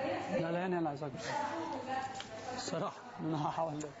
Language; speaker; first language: Arabic; native; Arabic